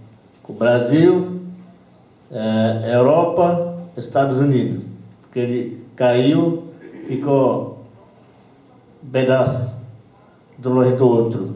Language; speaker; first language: Portuguese; non-native, local second language; Yanomámi